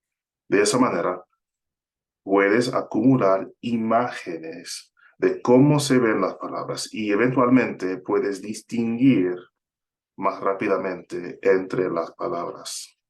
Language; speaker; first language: Spanish; non-native, fluent; English